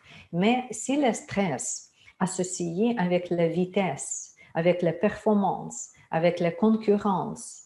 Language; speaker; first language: French; non-native, fluent; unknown